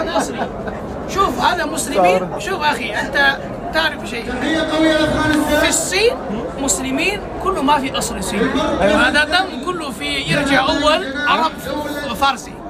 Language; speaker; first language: Arabic; non-native, learner; Chinese